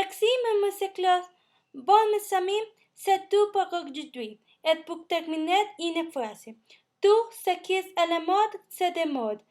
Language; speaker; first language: French; non-native, learner; Spanish